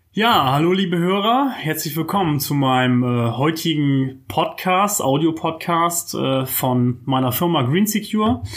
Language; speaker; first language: German; native; German